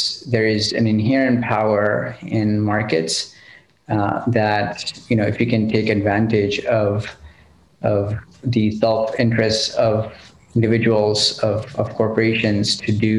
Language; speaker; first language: English; non-native, local second language; Telugu